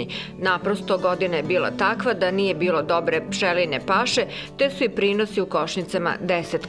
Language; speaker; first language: Serbian; native; Serbian